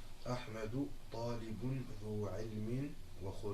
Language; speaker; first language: Arabic; non-native, learner; French